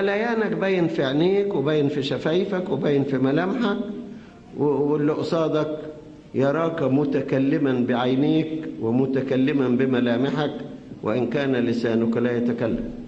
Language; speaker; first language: Arabic; native; Arabic